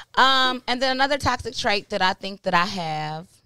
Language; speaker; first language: English; native; English